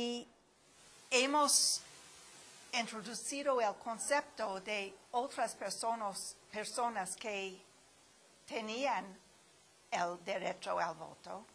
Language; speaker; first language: Spanish; non-native, fluent; English